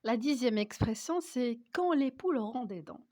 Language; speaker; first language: French; non-native, local second language; Arabic